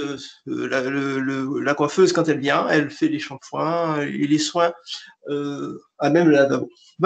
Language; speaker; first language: French; native; French